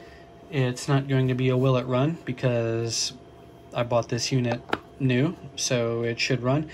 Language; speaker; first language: English; native; English